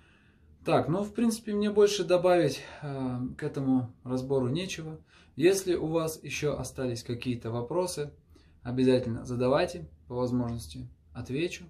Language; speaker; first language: Russian; native; Russian